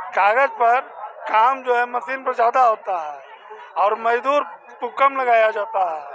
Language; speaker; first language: Hindi; native; Hindi